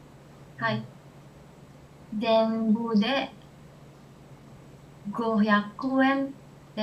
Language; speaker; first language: Japanese; non-native, learner; Indonesian